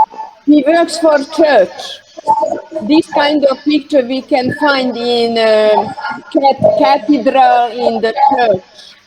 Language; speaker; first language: English; non-native, learner; Hungarian